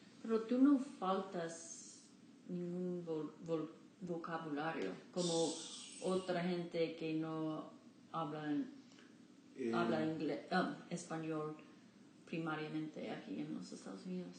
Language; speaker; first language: Spanish; non-native, learner; English